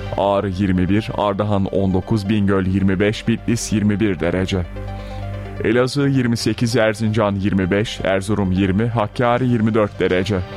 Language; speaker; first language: Turkish; native; Turkish